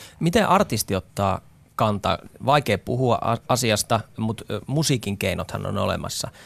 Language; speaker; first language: Finnish; native; Finnish